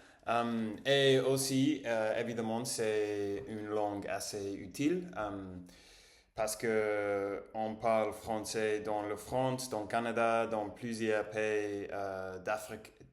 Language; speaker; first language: French; non-native, learner; English